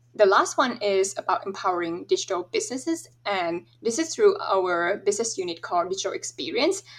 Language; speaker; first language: English; non-native, fluent; Thai